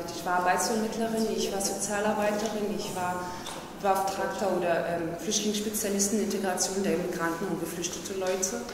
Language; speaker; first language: German; non-native, fluent; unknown